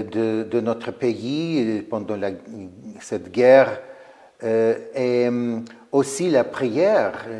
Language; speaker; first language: French; non-native, fluent; Ukrainian